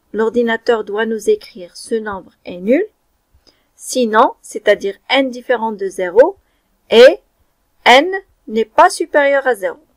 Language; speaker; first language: French; non-native, local second language; Arabic